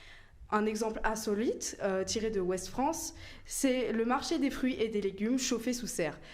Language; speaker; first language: French; native; French